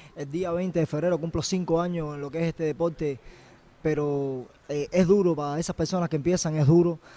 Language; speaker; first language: Spanish; native; Spanish